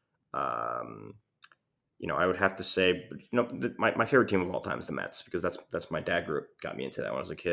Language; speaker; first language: English; native; English